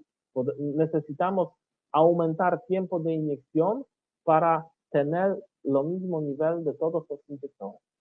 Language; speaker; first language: Spanish; non-native, learner; Polish